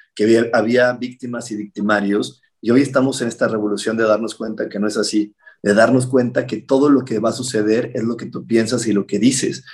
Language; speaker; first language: Spanish; native; Spanish